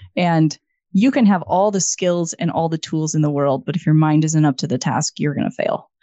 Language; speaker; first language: English; native; English